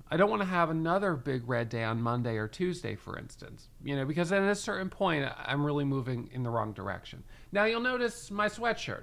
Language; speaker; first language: English; native; English